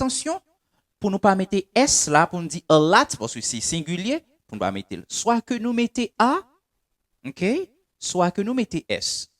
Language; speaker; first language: French; non-native, local second language; Haitian Creole